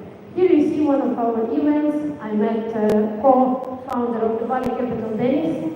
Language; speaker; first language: English; non-native, fluent; Russian